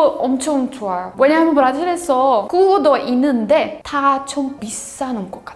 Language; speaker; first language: Korean; non-native, learner; Portuguese